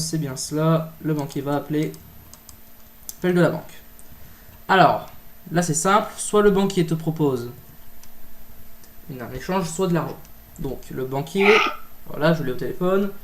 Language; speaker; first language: French; native; French